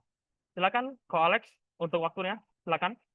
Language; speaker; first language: Indonesian; native; Indonesian